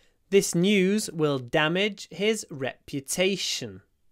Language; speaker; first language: English; native; English